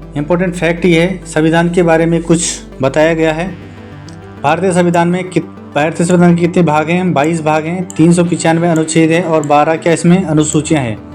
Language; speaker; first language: Hindi; native; Hindi